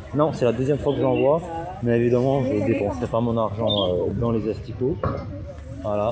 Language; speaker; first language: French; native; French